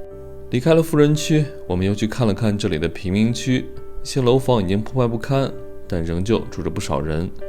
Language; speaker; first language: Chinese; native; Chinese